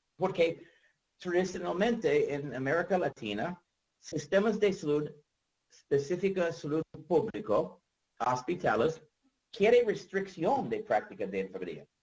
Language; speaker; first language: Spanish; non-native, learner; English